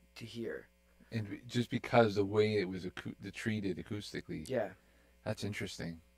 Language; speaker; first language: English; native; English